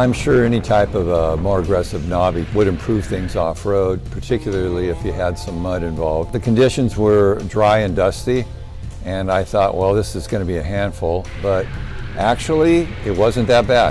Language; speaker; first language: English; native; English